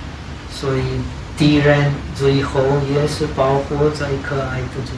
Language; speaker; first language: Chinese; non-native, learner; Czech